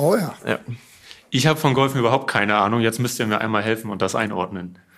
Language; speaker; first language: German; native; German